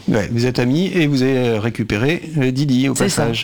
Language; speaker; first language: French; native; French